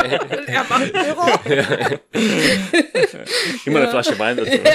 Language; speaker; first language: German; non-native, fluent; Italian